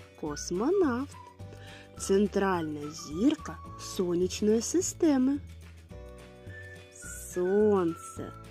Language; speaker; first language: Ukrainian; native; Ukrainian